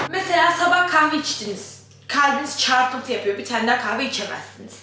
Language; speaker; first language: Turkish; native; Turkish